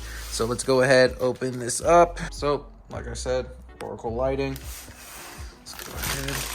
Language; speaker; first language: English; native; English